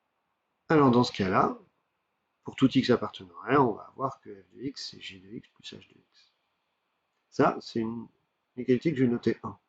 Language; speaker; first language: French; native; French